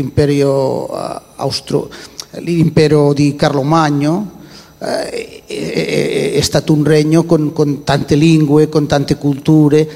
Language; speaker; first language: Italian; non-native, fluent; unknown